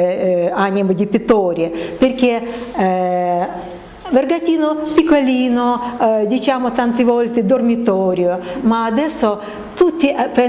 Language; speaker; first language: Italian; non-native, learner; Russian